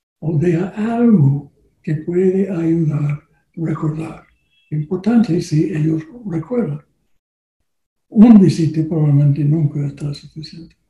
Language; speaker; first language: Spanish; non-native, learner; English